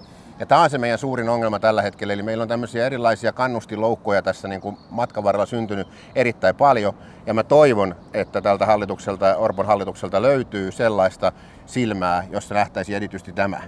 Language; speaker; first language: Finnish; native; Finnish